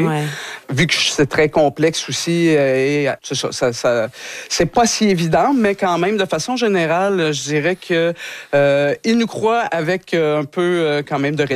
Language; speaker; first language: French; native; French